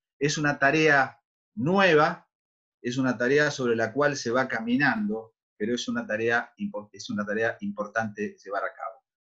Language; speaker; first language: Spanish; native; Spanish